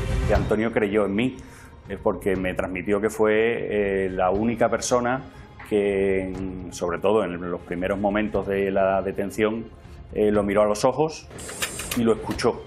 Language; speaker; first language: Spanish; native; Spanish